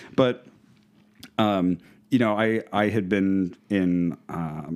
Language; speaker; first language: English; native; English